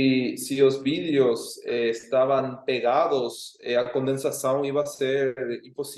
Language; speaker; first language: Portuguese; non-native, fluent; Spanish